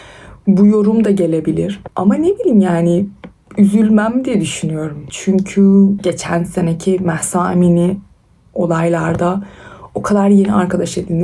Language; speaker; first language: Turkish; early bilingual, other home language; Persian